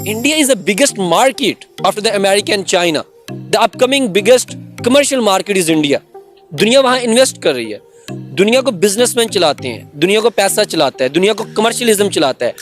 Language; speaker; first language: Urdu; non-native, local second language; Punjabi